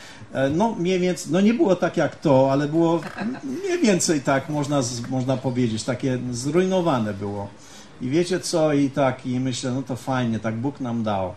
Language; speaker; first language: Polish; early bilingual, heritage; Polish